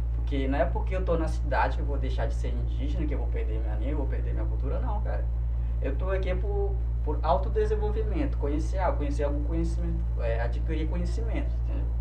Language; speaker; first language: Portuguese; non-native, local second language; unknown